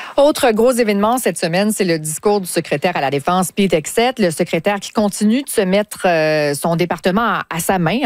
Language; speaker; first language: French; native; French